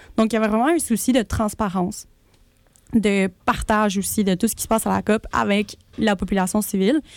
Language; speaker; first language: French; early bilingual, other home language; Spanish